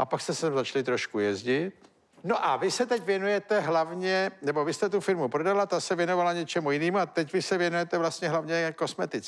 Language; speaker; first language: Czech; native; Czech